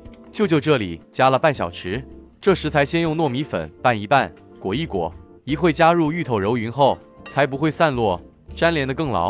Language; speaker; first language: Chinese; native; Chinese